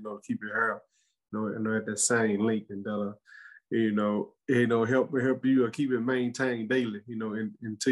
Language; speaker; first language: English; native; English